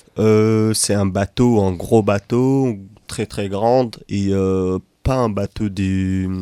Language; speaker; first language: French; non-native, fluent; Arabic